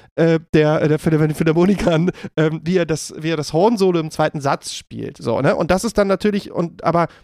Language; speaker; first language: German; native; German